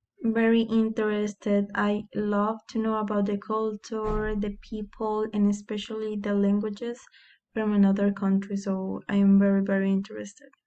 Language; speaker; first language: English; non-native, learner; Spanish